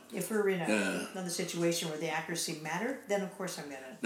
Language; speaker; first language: English; native; English